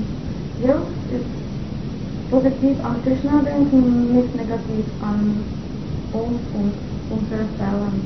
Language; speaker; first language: German; non-native, fluent; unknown